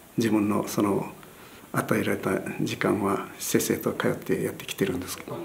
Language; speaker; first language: Japanese; native; Japanese